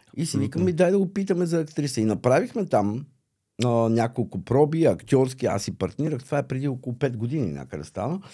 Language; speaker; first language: Bulgarian; native; Bulgarian